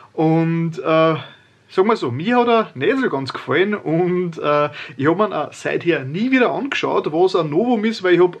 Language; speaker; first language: German; native; German